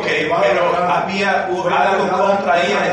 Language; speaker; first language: Spanish; non-native, learner; English